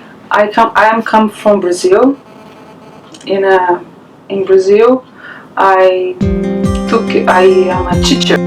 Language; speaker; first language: English; non-native, learner; Portuguese